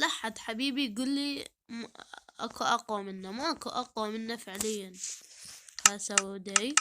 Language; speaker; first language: Arabic; native; Arabic